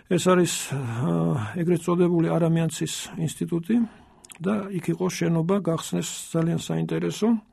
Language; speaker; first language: Georgian; native; Georgian